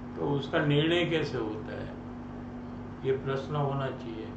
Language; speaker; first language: Hindi; non-native, local second language; Gujarati